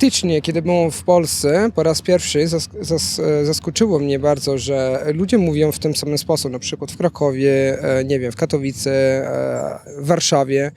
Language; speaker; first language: Polish; non-native, fluent; Italian